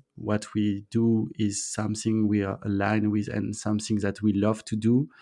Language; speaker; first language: English; non-native, fluent; French